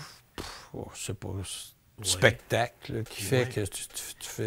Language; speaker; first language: French; native; French